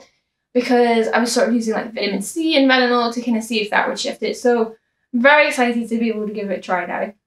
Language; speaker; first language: English; native; English